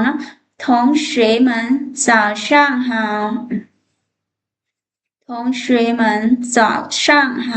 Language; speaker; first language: Chinese; non-native, fluent; Lao